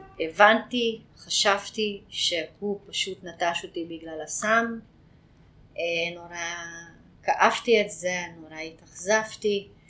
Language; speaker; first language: Hebrew; non-native, fluent; Hungarian